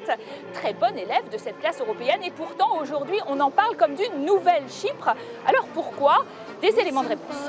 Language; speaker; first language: French; native; French